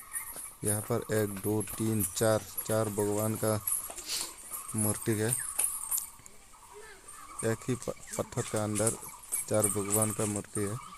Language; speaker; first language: Hindi; non-native, local second language; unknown